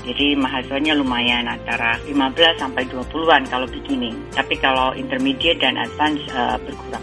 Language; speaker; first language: Indonesian; native; Indonesian